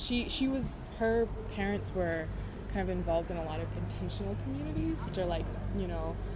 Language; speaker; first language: English; native; English